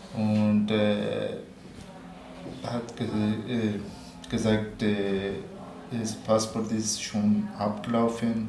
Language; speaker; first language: German; non-native, learner; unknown